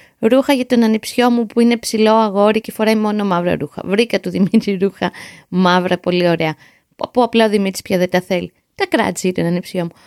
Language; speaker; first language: Greek; native; Greek